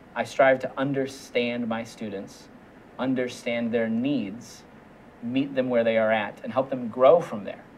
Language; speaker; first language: English; native; English